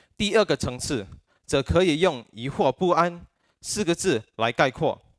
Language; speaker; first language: Chinese; non-native, local second language; English